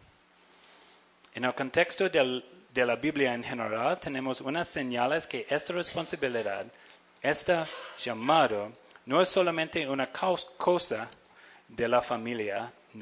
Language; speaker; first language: Spanish; non-native, fluent; English